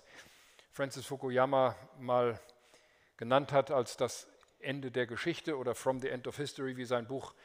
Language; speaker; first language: German; native; German